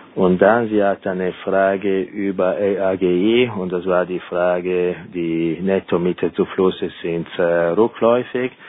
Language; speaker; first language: German; non-native, fluent; Italian